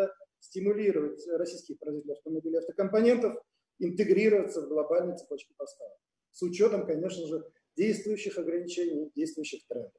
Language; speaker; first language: Russian; native; Russian